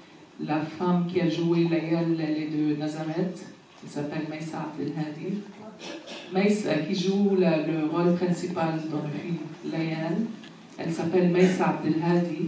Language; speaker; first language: French; non-native, fluent; Arabic